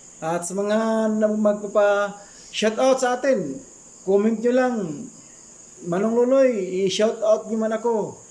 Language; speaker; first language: Filipino; non-native, local second language; Cebuano